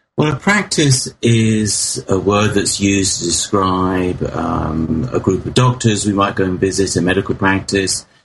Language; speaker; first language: English; native; English